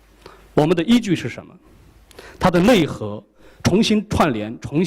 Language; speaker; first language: Chinese; native; Chinese